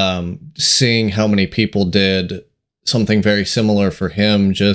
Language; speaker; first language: English; native; English